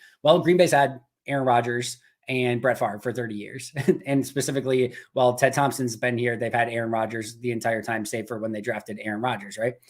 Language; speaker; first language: English; native; English